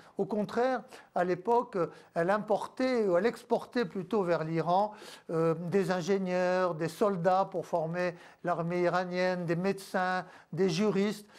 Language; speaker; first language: French; native; French